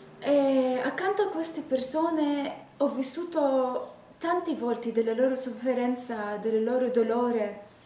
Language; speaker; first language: Italian; non-native, fluent; Arabic